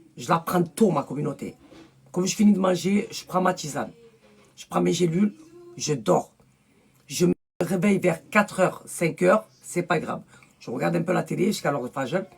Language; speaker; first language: French; early bilingual, other home language; Arabic